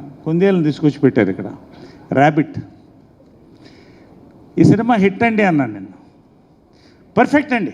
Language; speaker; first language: Telugu; native; Telugu